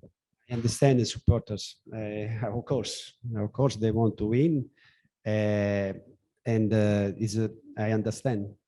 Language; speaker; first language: English; non-native, learner; Italian